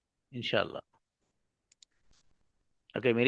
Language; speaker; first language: Hindi; native; Hindi